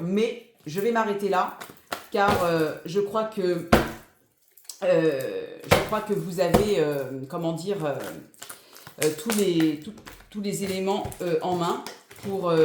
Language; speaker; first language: French; native; French